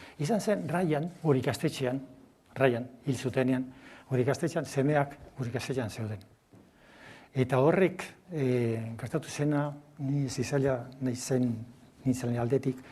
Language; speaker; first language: Basque; non-native, local second language; Spanish